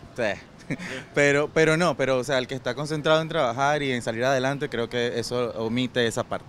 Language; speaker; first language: Spanish; native; Spanish